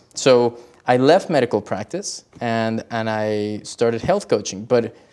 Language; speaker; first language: English; early bilingual, other home language; Spanish